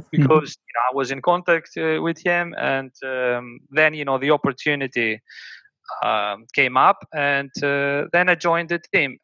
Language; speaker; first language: English; non-native, fluent; Greek